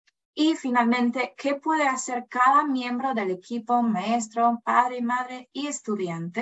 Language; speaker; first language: Spanish; non-native, fluent; English